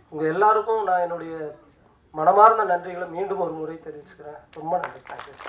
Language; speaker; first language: Tamil; native; Tamil